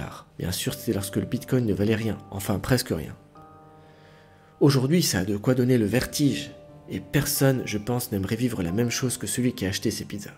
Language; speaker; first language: French; native; French